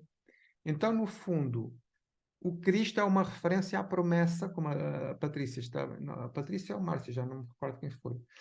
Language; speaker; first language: Portuguese; native; Portuguese